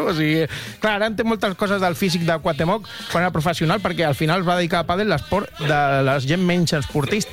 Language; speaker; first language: Catalan; native; Catalan